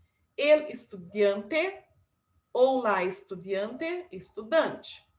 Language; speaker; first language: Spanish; non-native, fluent; Portuguese